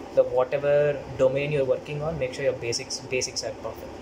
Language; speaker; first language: English; non-native, local second language; Telugu